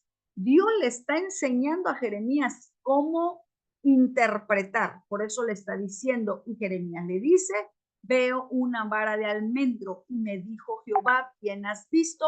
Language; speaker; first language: Spanish; native; Spanish